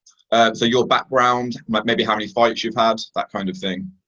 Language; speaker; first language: English; native; English